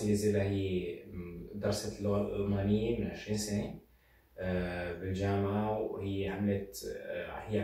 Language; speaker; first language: German; non-native, learner; Arabic